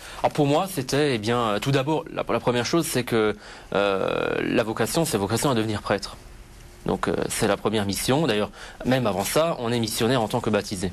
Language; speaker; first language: French; native; French